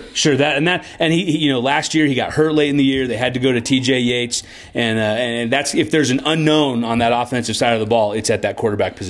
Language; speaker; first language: English; native; English